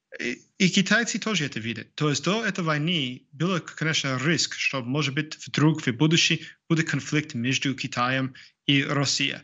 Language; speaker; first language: Russian; non-native, fluent; English